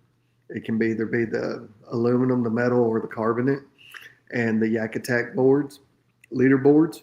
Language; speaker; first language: English; native; English